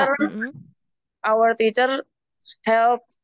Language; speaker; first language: English; non-native, learner; Indonesian